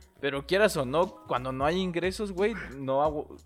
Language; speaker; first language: Spanish; native; Spanish